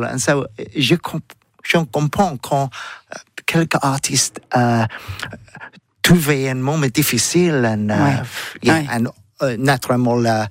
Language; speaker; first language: French; non-native, learner; English